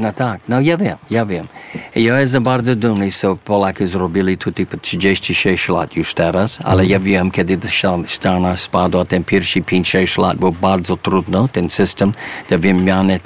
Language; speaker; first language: Polish; early bilingual, heritage; English